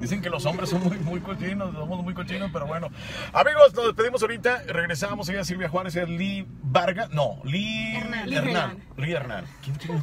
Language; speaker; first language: Spanish; native; Spanish